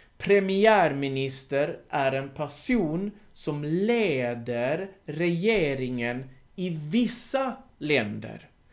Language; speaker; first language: Swedish; native; Swedish